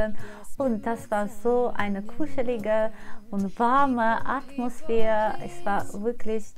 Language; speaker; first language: German; non-native, fluent; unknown